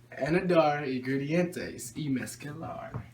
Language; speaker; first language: Spanish; non-native, learner; English